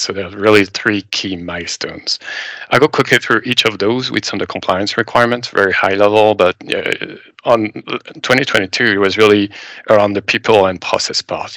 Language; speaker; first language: English; non-native, fluent; French